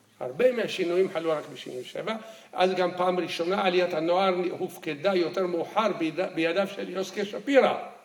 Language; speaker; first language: Hebrew; early bilingual, other home language; Arabic